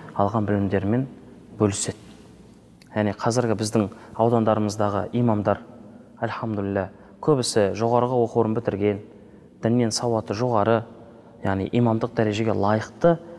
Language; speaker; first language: Kazakh; native; Kazakh